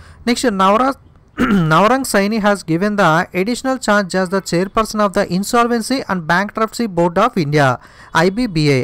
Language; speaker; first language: English; non-native, local second language; Telugu